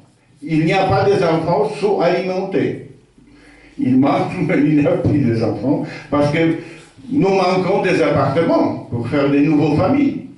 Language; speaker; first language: French; non-native, fluent; Polish